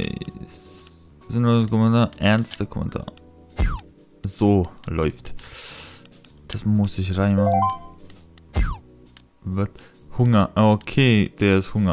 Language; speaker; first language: German; non-native, fluent; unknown